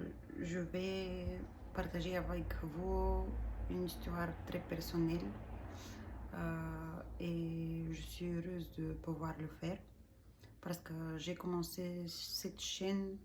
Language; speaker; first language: French; non-native, learner; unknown